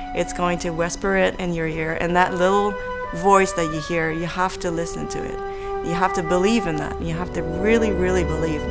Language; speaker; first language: English; native; English